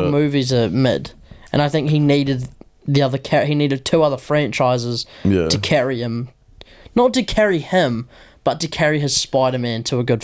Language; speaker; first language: English; native; English